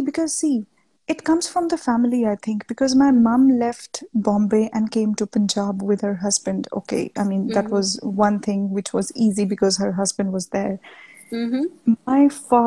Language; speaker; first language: English; non-native, local second language; Punjabi